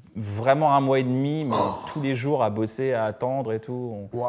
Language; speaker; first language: French; native; French